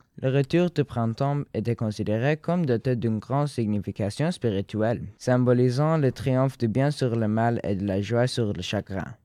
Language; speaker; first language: French; non-native, fluent; Persian